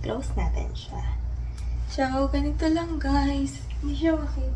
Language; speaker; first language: Filipino; native; Filipino